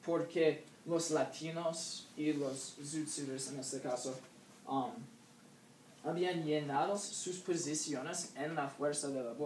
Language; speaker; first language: Spanish; non-native, learner; English